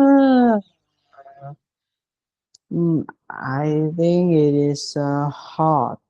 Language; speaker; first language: English; non-native, learner; Vietnamese